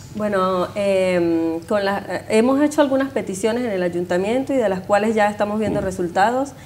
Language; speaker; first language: Spanish; native; Spanish